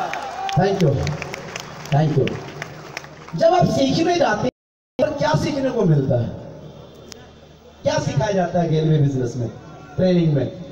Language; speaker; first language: Hindi; native; Hindi